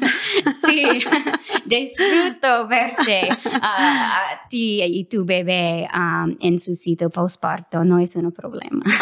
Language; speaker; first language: Spanish; non-native, fluent; English